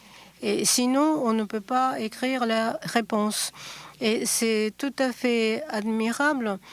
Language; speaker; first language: French; non-native, fluent; Japanese